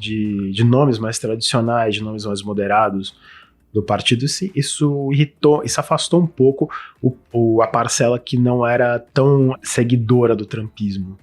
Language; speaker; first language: Portuguese; native; Portuguese